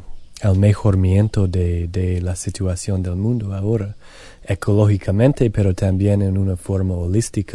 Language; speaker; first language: Spanish; non-native, learner; English